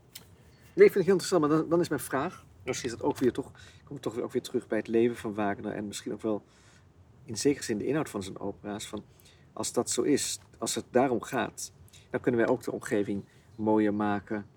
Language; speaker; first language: Dutch; native; Dutch